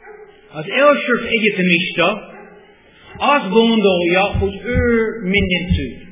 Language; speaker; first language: Hungarian; non-native, fluent; English